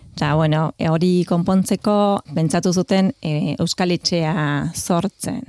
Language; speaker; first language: Basque; non-native, fluent; Spanish